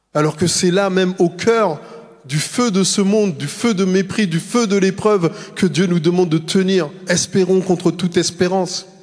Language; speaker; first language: French; native; French